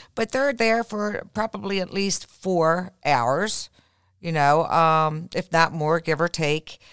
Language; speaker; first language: English; native; English